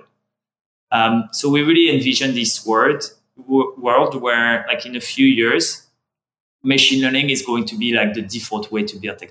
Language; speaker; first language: English; non-native, fluent; French